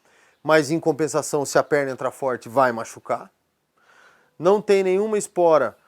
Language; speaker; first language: Portuguese; native; Portuguese